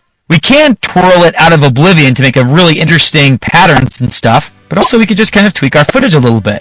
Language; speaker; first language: English; native; English